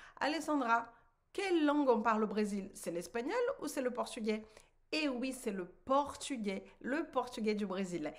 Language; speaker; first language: French; non-native, fluent; Portuguese